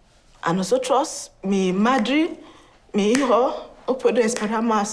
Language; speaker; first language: Spanish; non-native, learner; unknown